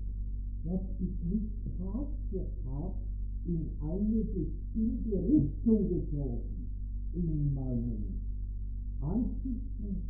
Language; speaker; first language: German; native; German